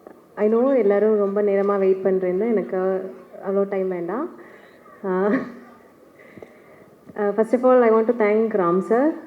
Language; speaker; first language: Tamil; non-native, learner; Malayalam